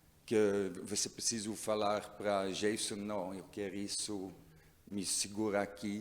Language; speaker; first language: Portuguese; non-native, learner; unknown